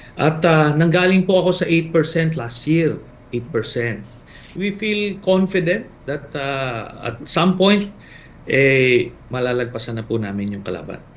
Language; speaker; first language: Filipino; native; Filipino